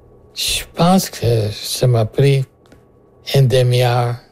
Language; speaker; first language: French; non-native, local second language; English